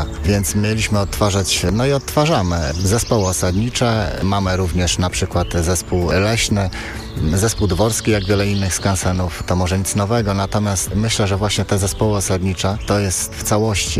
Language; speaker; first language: Polish; native; Polish